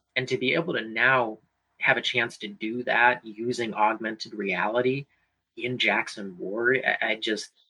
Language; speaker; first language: English; native; English